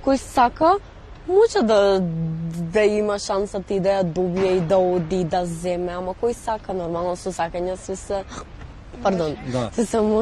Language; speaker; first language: Macedonian; non-native, local second language; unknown